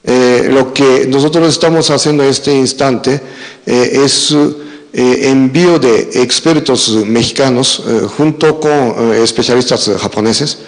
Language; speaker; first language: Spanish; non-native, fluent; Japanese